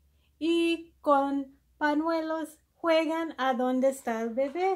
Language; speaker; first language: Spanish; early bilingual, heritage; Spanish